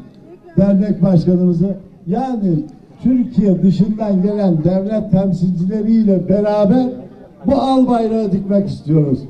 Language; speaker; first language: Turkish; native; Turkish